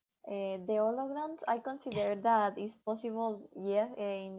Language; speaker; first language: English; non-native, learner; Spanish